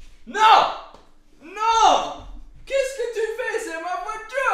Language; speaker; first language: French; non-native, learner; English